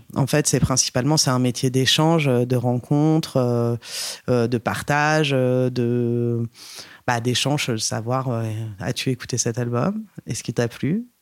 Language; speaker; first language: French; native; French